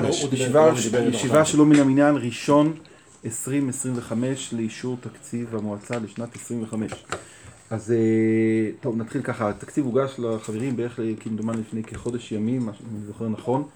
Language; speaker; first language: Hebrew; native; Hebrew